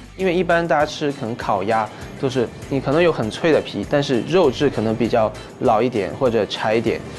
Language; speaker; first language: Chinese; non-native, local second language; Cantonese